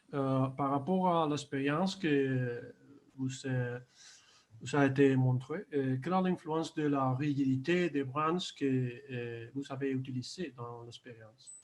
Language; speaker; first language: French; non-native, fluent; Spanish